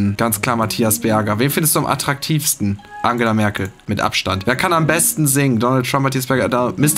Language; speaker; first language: German; native; German